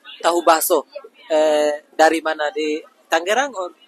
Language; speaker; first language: Indonesian; non-native, learner; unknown